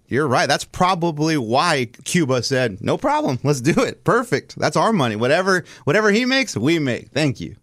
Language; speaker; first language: English; early bilingual, other home language; Spanish